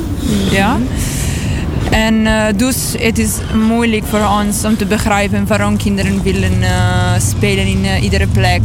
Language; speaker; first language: Dutch; non-native, learner; Italian